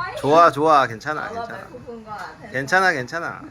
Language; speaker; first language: Korean; native; Korean